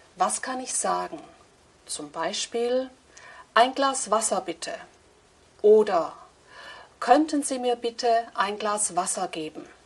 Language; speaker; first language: German; native; German